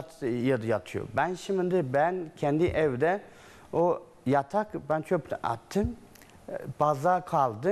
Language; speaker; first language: Turkish; non-native, learner; Chinese